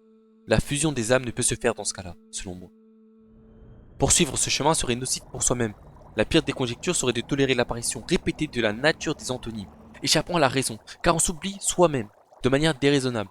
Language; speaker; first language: French; native; French